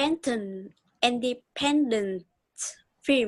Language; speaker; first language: English; non-native, learner; Vietnamese